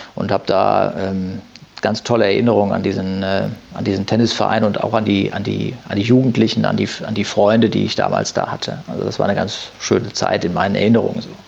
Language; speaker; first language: German; native; German